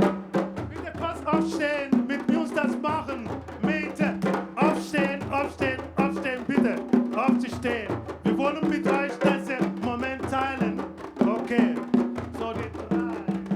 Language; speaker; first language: German; non-native, fluent; Igbo